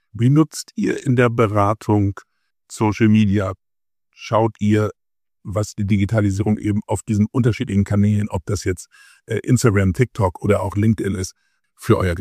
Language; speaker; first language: German; native; German